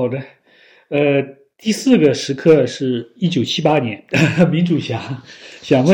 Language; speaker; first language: Chinese; native; Chinese